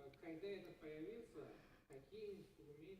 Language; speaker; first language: Russian; non-native, learner; Persian